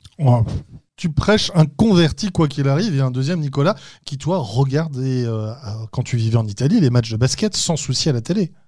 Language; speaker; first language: French; native; French